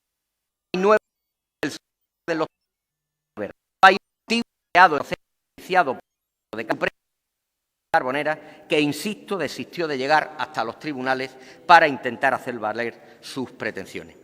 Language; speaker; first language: Spanish; native; Spanish